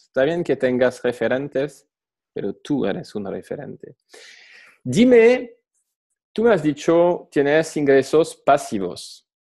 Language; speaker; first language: Spanish; non-native, fluent; French